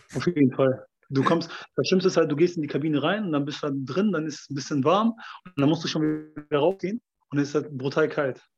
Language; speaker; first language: German; early bilingual, other home language; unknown